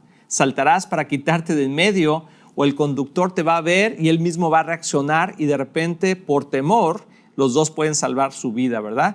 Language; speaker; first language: Spanish; native; Spanish